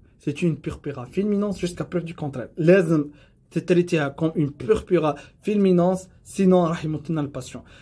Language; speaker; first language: French; non-native, local second language; Arabic